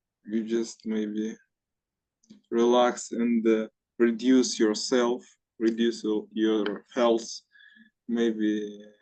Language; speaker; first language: English; non-native, learner; Russian